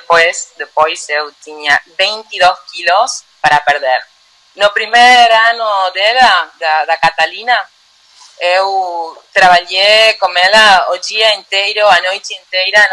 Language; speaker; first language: Portuguese; non-native, learner; Spanish